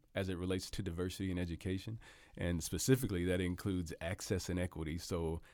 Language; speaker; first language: English; native; English